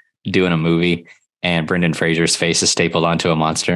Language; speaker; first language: English; native; English